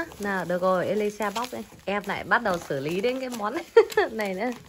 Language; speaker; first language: Vietnamese; native; Vietnamese